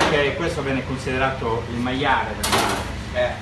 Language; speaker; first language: Italian; native; Italian